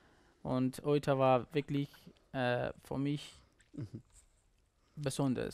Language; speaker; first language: German; non-native, learner; Persian